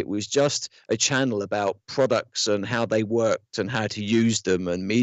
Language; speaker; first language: English; native; English